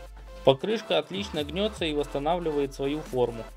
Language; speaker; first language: Russian; native; Russian